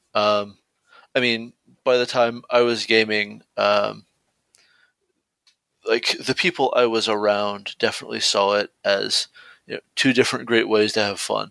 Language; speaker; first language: English; native; English